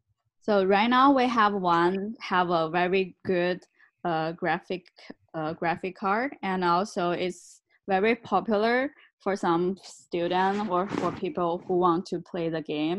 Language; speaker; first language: English; non-native, learner; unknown